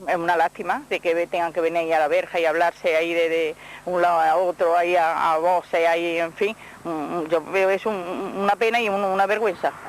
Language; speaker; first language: Spanish; non-native, learner; English